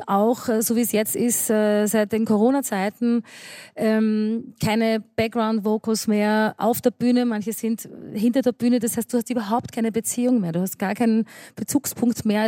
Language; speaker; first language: German; native; German